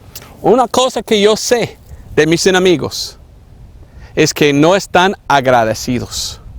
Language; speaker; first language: Spanish; non-native, fluent; English